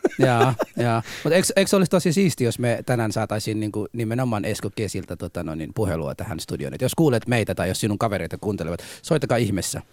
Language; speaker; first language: Finnish; non-native, fluent; Somali